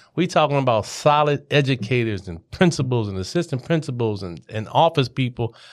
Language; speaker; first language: English; native; English